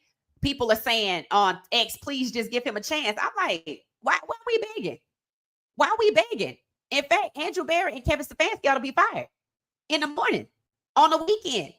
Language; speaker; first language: English; native; English